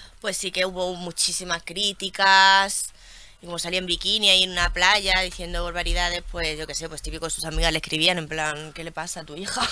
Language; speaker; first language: Spanish; early bilingual, other home language; French